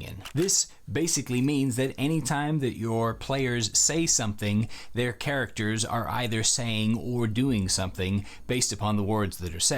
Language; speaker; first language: English; native; English